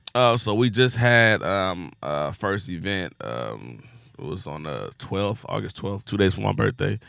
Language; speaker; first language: English; native; English